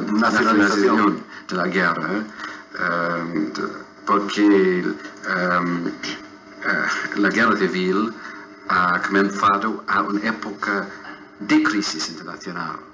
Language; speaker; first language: Spanish; non-native, fluent; English